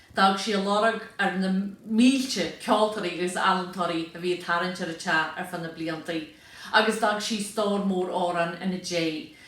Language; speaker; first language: Irish; native; Irish